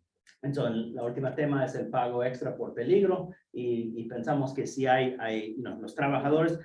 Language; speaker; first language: Spanish; non-native, fluent; English